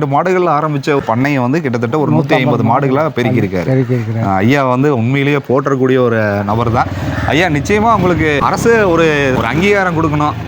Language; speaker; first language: Tamil; native; Tamil